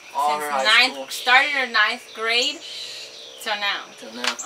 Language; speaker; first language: English; early bilingual, other home language; Spanish